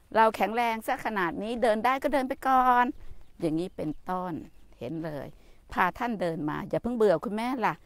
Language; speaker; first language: Thai; native; Thai